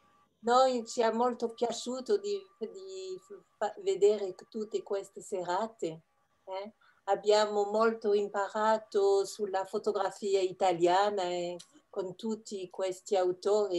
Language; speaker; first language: Italian; non-native, learner; French